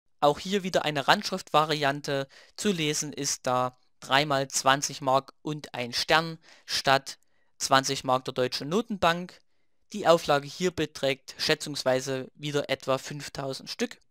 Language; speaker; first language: German; native; German